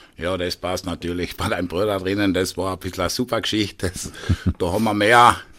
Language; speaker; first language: German; native; German